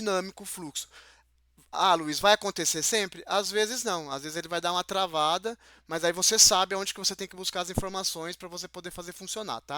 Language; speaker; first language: Portuguese; native; Portuguese